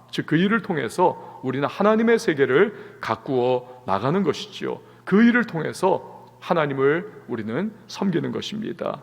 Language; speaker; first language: Korean; native; Korean